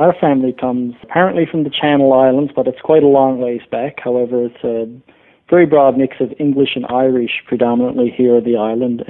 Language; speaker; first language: English; native; English